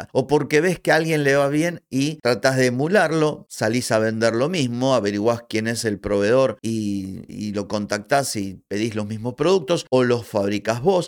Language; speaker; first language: Spanish; native; Spanish